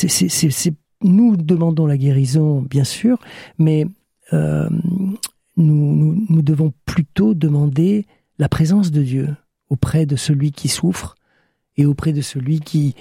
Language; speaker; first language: French; native; French